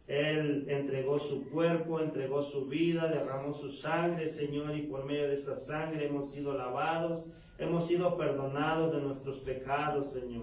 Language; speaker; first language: Spanish; native; Spanish